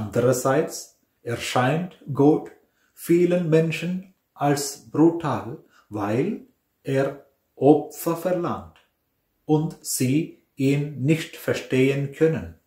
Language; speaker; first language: German; non-native, fluent; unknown